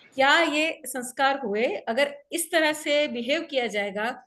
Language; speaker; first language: Hindi; non-native, local second language; Gujarati